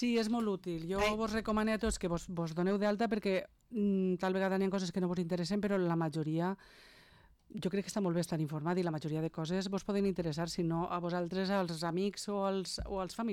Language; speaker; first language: Catalan; native; Catalan